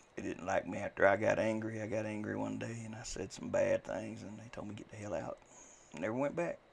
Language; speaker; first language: English; native; English